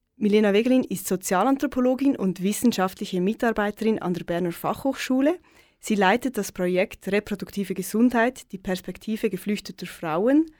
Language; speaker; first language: German; native; German